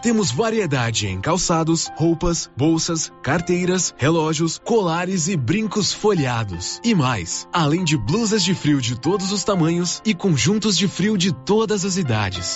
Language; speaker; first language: Portuguese; native; Portuguese